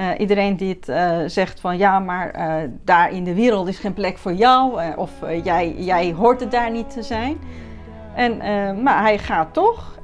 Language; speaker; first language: Dutch; non-native, fluent; Persian